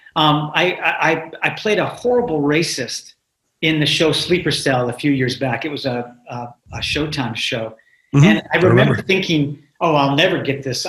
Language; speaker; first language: English; native; English